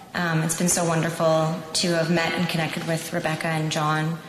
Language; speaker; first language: English; native; English